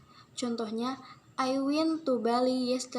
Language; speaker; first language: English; non-native, learner; Indonesian